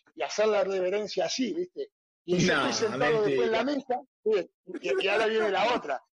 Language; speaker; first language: Spanish; native; Spanish